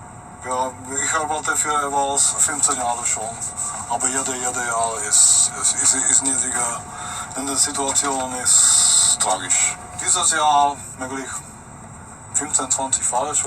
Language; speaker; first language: German; non-native, learner; Czech